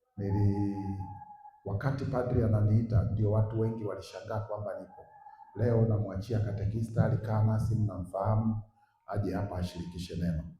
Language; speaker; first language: Swahili; native; Swahili